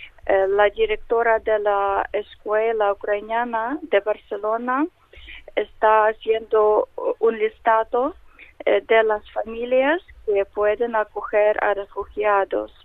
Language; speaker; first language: Spanish; non-native, learner; Ukrainian